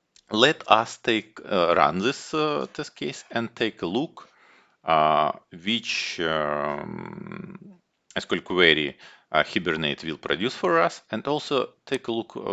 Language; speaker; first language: English; non-native, fluent; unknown